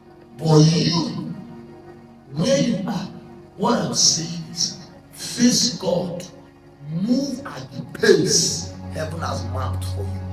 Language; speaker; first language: English; non-native, local second language; Igbo